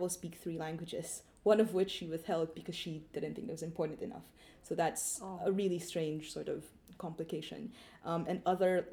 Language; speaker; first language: English; non-native, local second language; Filipino